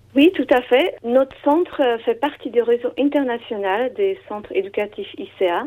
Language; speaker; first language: French; non-native, fluent; Slovak